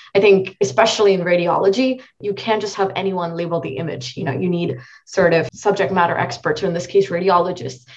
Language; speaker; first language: English; non-native, local second language; Marathi